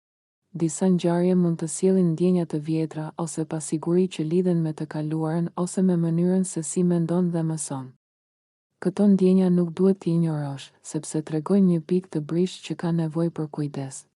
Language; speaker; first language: Albanian; native; Albanian